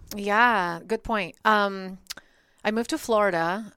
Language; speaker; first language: English; early bilingual, other home language; Bulgarian